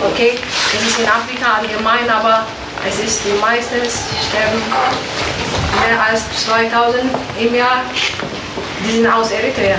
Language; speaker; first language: German; non-native, learner; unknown